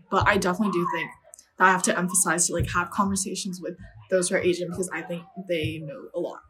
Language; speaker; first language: English; non-native, fluent; Chinese